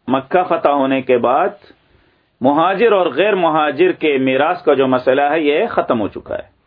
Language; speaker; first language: Urdu; native; Urdu